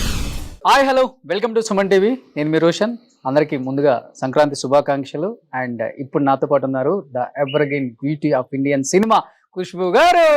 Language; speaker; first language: Telugu; native; Telugu